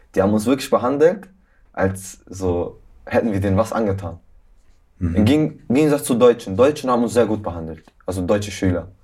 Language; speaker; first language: German; early bilingual, other home language; Arabic